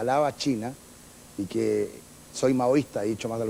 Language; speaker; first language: Spanish; native; Spanish